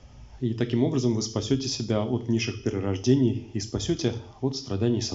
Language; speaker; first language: Russian; native; Russian